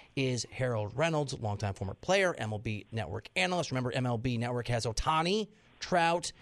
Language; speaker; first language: English; native; English